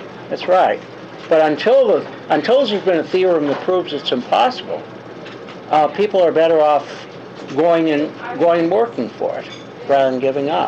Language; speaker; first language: English; native; English